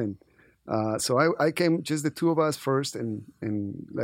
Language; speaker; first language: English; non-native, fluent; Spanish